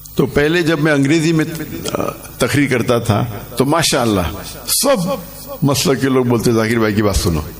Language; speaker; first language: Urdu; non-native, local second language; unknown